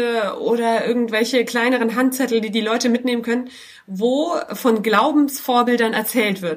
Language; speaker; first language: German; native; German